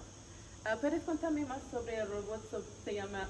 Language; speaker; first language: Spanish; non-native, learner; English